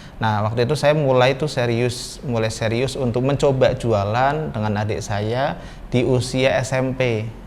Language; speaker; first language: Indonesian; native; Indonesian